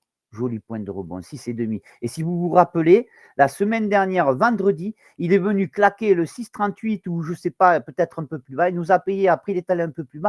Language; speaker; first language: French; native; French